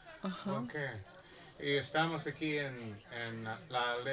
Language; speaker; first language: Spanish; non-native, learner; English